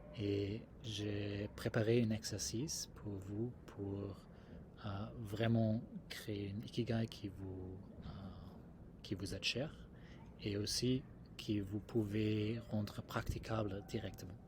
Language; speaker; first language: French; non-native, fluent; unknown